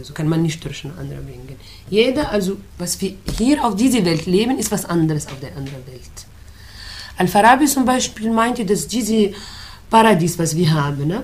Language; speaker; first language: German; non-native, fluent; Arabic